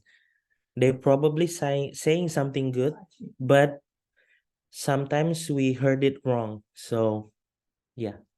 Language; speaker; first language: English; non-native, fluent; Indonesian